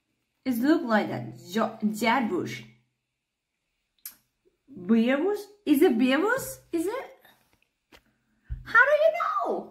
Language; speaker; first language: English; non-native, learner; Thai